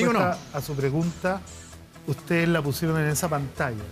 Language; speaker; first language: Spanish; native; Spanish